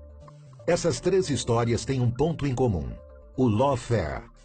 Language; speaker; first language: Portuguese; native; Portuguese